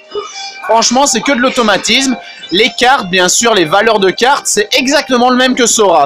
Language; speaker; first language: French; native; French